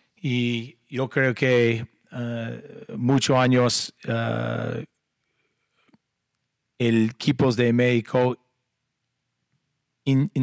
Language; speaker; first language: Spanish; non-native, learner; English